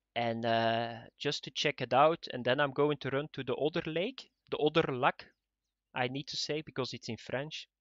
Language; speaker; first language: English; non-native, fluent; Dutch